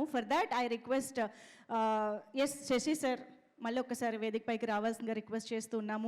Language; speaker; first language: Telugu; native; Telugu